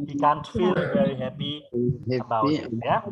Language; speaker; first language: English; non-native, fluent; Indonesian